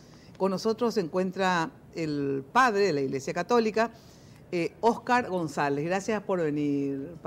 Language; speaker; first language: Spanish; native; Spanish